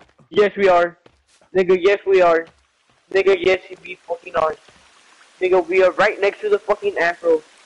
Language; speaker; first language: English; early bilingual, other home language; Spanish